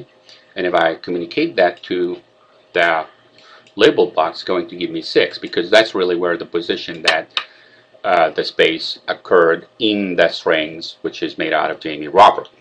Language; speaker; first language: English; non-native, fluent; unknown